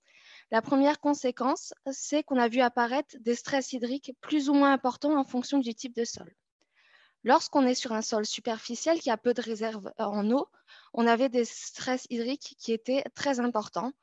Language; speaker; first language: French; native; French